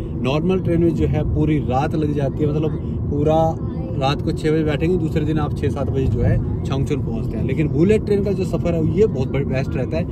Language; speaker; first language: Hindi; native; Hindi